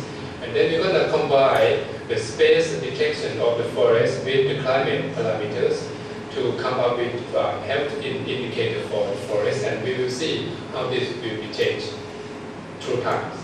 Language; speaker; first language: English; non-native, fluent; Thai